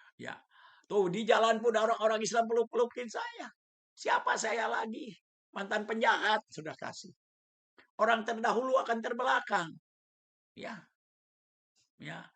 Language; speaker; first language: Indonesian; native; Indonesian